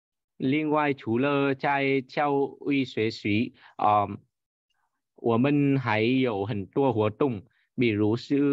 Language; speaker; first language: Chinese; non-native, learner; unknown